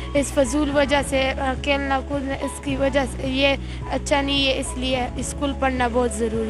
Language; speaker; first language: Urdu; non-native, local second language; Pashto